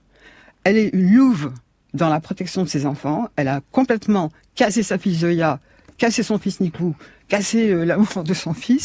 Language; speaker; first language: French; native; French